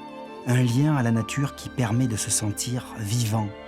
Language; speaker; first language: French; native; French